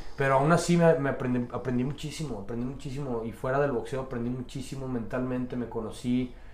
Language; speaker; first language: Spanish; native; Spanish